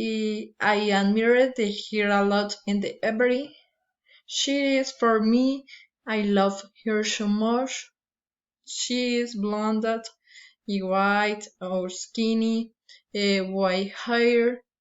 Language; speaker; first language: English; non-native, learner; Spanish